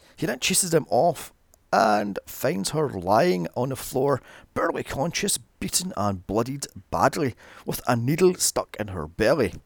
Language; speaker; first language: English; native; English